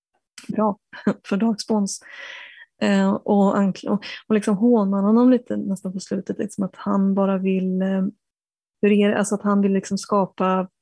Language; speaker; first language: Swedish; native; Swedish